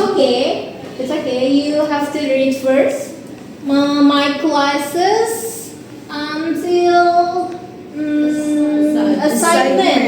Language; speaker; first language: English; non-native, learner; Indonesian